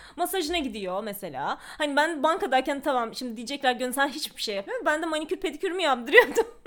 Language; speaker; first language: Turkish; early bilingual, other home language; Russian